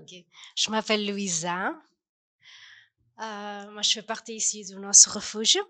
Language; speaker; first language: French; non-native, fluent; Portuguese